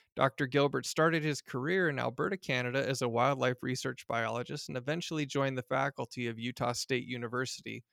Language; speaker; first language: English; native; English